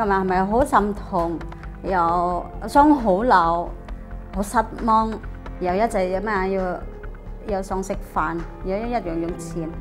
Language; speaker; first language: Chinese; non-native, fluent; Indonesian